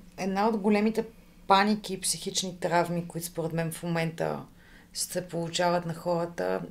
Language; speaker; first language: Bulgarian; native; Bulgarian